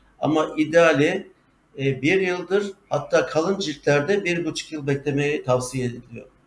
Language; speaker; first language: Turkish; native; Turkish